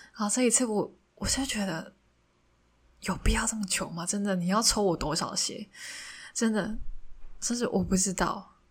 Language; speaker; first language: Chinese; non-native, local second language; Cantonese